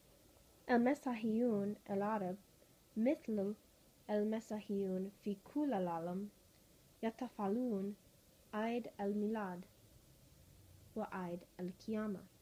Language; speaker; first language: Arabic; non-native, learner; English